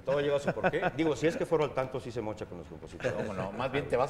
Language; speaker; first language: Spanish; native; Spanish